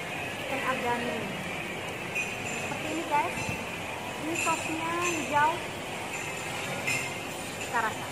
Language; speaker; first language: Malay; non-native, local second language; Sundanese